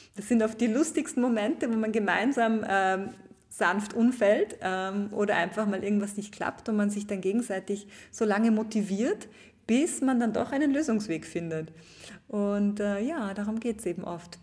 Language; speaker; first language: German; native; German